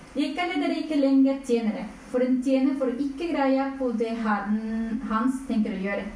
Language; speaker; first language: Norwegian; non-native, fluent; Spanish